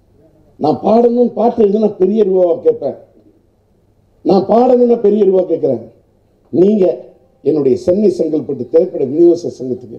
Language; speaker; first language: Tamil; native; Tamil